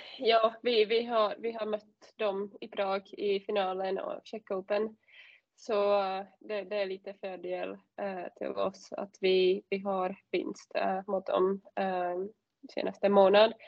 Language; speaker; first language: Swedish; non-native, fluent; Czech